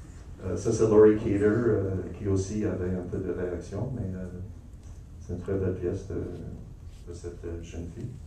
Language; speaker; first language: French; non-native, local second language; English